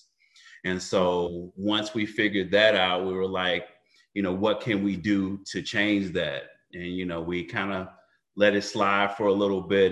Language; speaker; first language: English; native; English